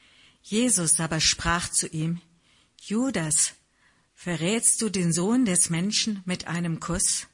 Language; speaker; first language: German; native; German